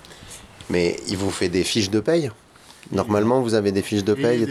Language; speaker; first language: French; native; French